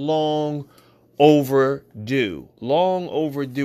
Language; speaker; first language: English; native; English